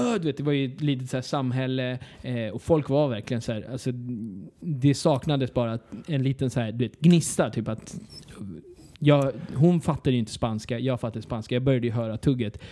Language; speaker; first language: Swedish; early bilingual, other home language; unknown